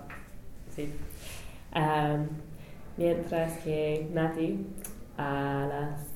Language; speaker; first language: Spanish; non-native, learner; English